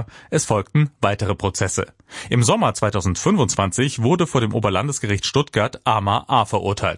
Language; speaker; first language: German; native; German